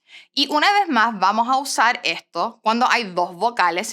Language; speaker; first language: Spanish; non-native, fluent; English